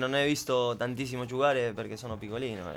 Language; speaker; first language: Italian; non-native, learner; Spanish